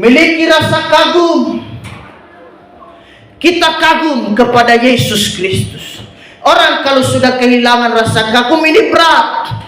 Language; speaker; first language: Indonesian; native; Indonesian